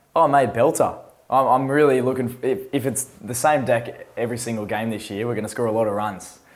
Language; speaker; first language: English; native; English